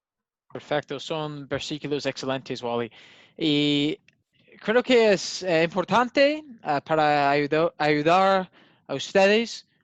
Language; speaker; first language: Spanish; non-native, learner; English